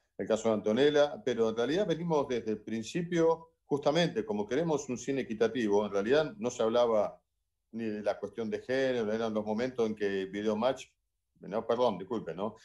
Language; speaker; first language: Spanish; native; Spanish